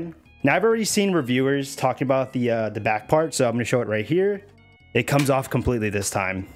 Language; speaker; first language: English; native; English